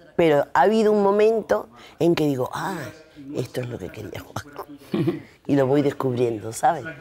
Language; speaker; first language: Spanish; native; Spanish